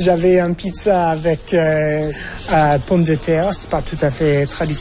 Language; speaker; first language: French; non-native, learner; English